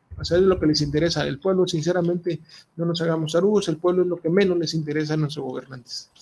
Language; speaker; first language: Spanish; native; Spanish